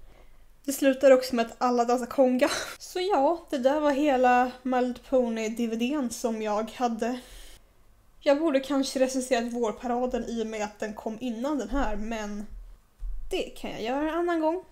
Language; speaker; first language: Swedish; native; Swedish